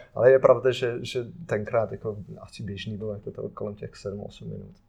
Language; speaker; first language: Czech; non-native, fluent; English